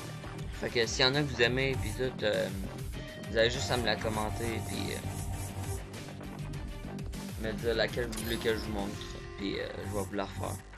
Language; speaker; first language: French; native; French